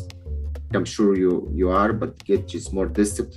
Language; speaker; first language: English; non-native, learner; Ukrainian